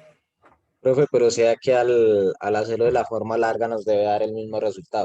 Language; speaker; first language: Spanish; native; Spanish